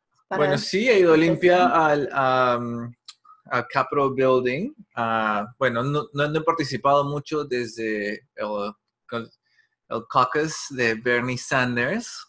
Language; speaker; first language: Spanish; non-native, fluent; English